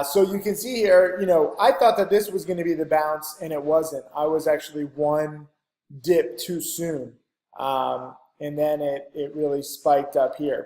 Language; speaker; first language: English; native; English